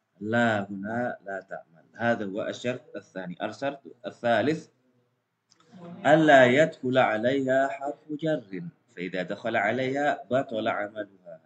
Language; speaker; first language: Arabic; non-native, fluent; Indonesian